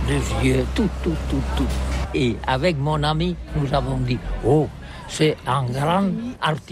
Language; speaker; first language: French; non-native, learner; Catalan